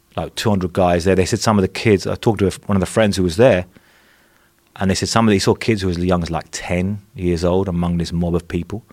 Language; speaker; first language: English; native; English